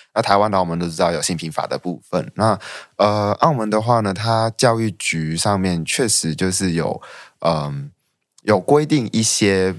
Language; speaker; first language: Chinese; non-native, local second language; Cantonese